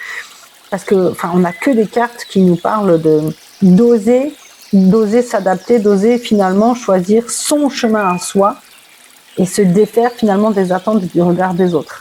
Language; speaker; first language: French; native; French